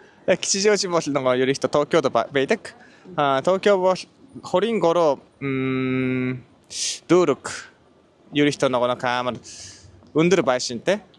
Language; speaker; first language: Mongolian; non-native, learner; Japanese